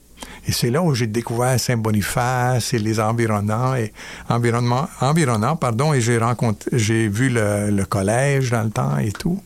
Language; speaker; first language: French; native; French